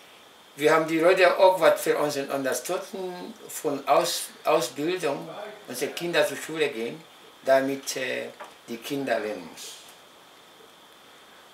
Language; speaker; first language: German; non-native, local second language; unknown